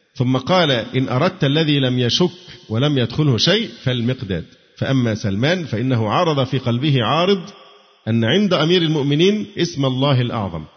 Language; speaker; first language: Arabic; native; Arabic